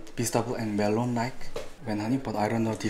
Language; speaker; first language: English; non-native, learner; Korean